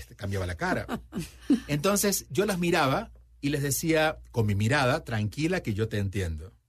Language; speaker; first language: Spanish; native; Spanish